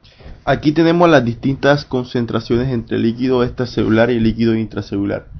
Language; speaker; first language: Spanish; native; Spanish